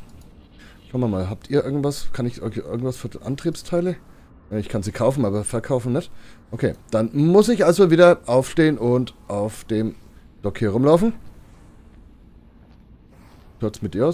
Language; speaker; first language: German; native; German